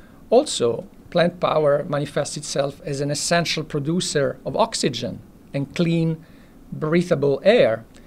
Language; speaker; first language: English; non-native, fluent; Italian